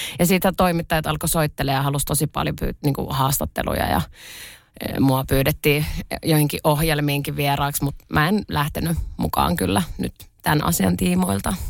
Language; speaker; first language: Finnish; early bilingual, other home language; Russian